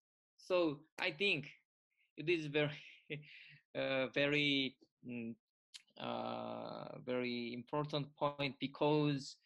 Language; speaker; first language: English; non-native, learner; Korean